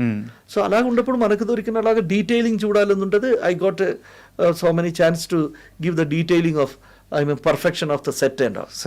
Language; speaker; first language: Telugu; non-native, fluent; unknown